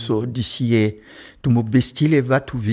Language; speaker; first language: Danish; non-native, fluent; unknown